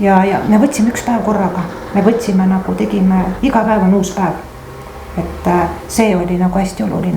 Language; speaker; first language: Estonian; native; Estonian